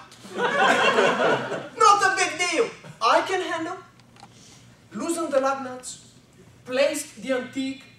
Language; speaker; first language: English; non-native, fluent; Bulgarian